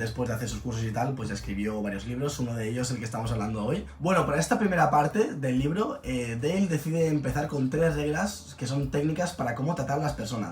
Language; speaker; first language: Spanish; native; Spanish